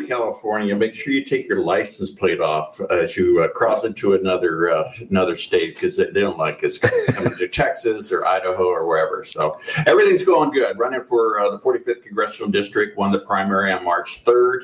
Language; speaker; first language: English; native; English